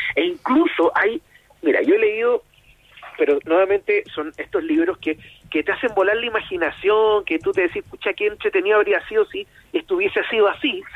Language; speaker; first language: Spanish; native; Spanish